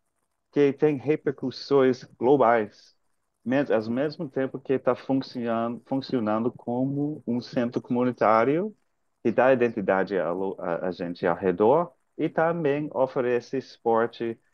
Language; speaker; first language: Portuguese; non-native, fluent; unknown